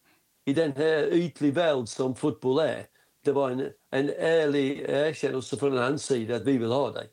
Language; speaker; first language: Swedish; non-native, fluent; English